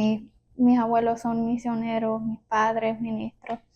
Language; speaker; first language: Spanish; early bilingual, heritage; Spanish